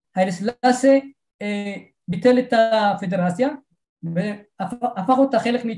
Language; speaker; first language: Hebrew; non-native, fluent; Tigrinya